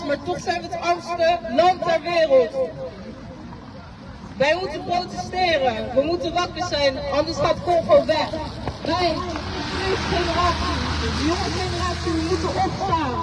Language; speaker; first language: Dutch; early bilingual, other home language; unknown